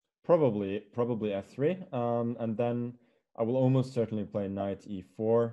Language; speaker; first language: English; non-native, fluent; Norwegian